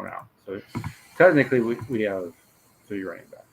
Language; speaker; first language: English; native; English